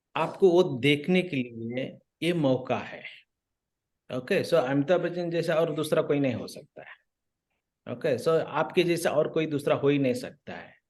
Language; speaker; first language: Hindi; non-native, local second language; Marathi